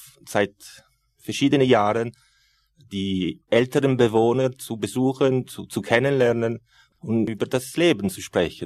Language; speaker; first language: German; non-native, fluent; Italian